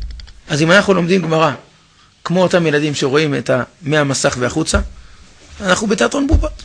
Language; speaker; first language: Hebrew; native; Hebrew